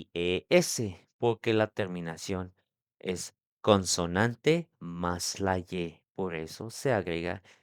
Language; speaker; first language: Spanish; non-native, local second language; Tzeltal